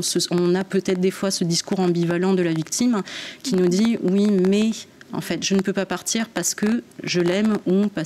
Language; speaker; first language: French; native; French